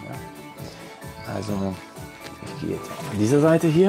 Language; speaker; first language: German; native; German